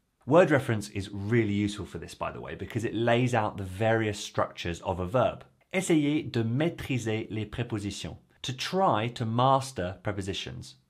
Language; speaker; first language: English; native; English